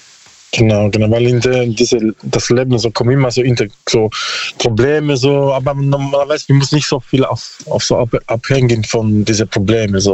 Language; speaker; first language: German; non-native, learner; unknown